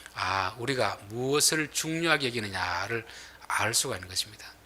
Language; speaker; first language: Korean; native; Korean